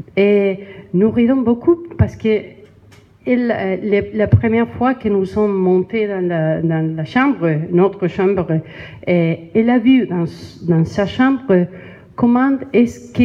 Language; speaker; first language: French; non-native, learner; Spanish